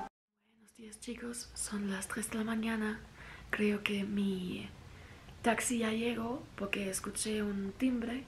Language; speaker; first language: Spanish; non-native, fluent; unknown